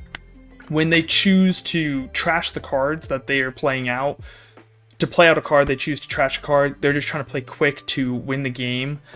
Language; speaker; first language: English; native; English